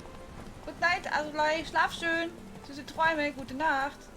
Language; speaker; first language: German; native; German